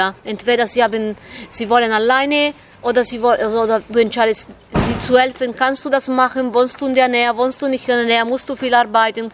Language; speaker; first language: German; non-native, fluent; Italian